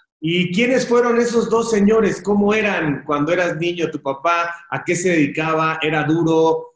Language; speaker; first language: Spanish; native; Spanish